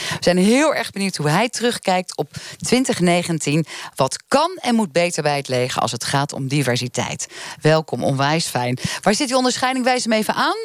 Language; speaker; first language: Dutch; native; Dutch